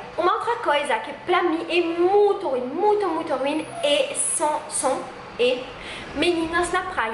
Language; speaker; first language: Portuguese; non-native, learner; French